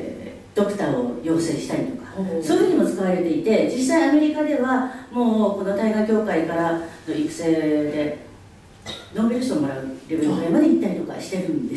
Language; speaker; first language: Japanese; native; Japanese